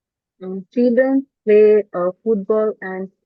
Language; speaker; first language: English; non-native, learner; Bangla